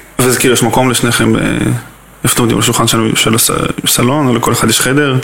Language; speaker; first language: Hebrew; native; Hebrew